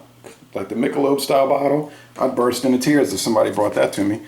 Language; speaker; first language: English; native; English